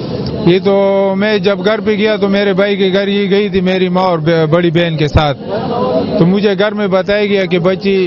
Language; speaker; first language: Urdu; non-native, local second language; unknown